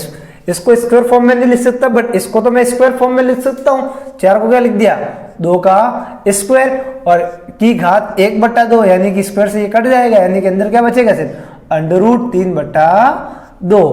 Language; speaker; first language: Hindi; native; Hindi